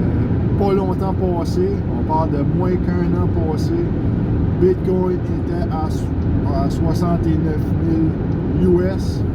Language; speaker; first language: French; native; French